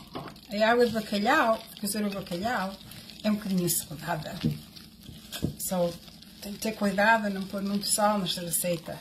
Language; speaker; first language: Portuguese; early bilingual, heritage; Portuguese